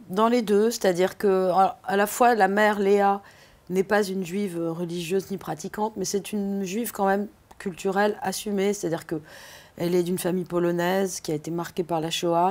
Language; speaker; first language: French; native; French